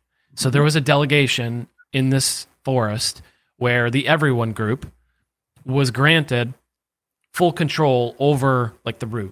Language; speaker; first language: English; native; English